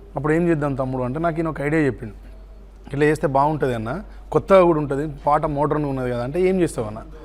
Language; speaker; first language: Telugu; native; Telugu